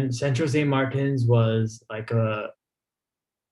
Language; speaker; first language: English; native; English